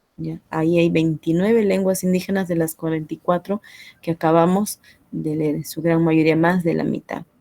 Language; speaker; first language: Spanish; non-native, local second language; Quechua